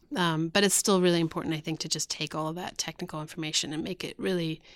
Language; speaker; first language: English; native; English